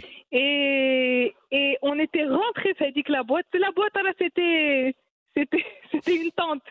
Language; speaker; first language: French; non-native, local second language; Arabic